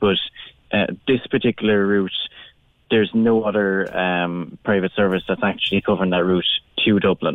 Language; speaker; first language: English; native; English